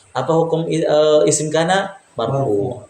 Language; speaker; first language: Arabic; non-native, fluent; Indonesian